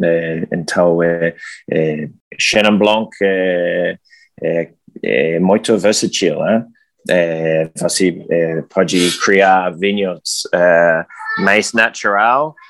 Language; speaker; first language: Portuguese; non-native, learner; English